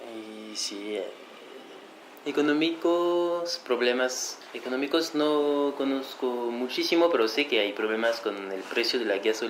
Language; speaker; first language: Spanish; non-native, fluent; French